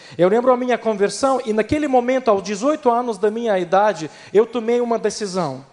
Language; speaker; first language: Portuguese; non-native, fluent; Ukrainian